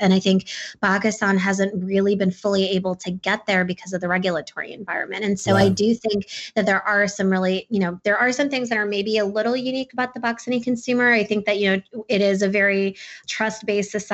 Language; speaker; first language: English; non-native, local second language; Urdu